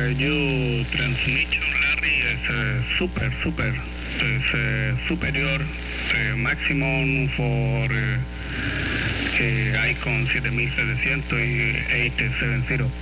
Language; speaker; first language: English; non-native, learner; Spanish